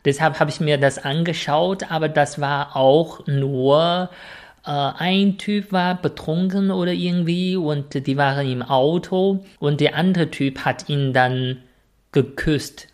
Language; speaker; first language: German; non-native, fluent; Chinese